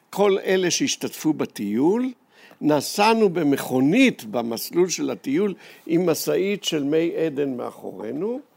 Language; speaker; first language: Hebrew; native; Hebrew